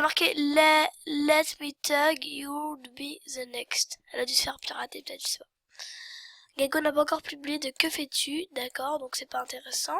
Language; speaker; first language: French; native; French